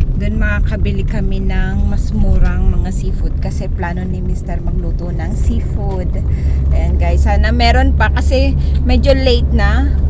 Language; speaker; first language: Filipino; native; Filipino